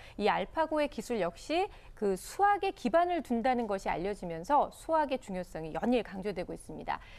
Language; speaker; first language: Korean; native; Korean